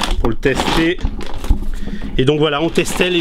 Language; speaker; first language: French; native; French